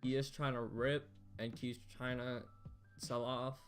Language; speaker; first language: English; native; English